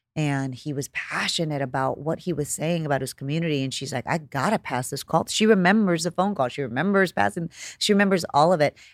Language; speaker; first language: English; native; English